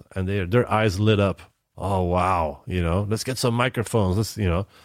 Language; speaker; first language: English; non-native, fluent; Dutch